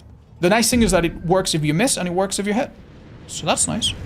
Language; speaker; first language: English; native; English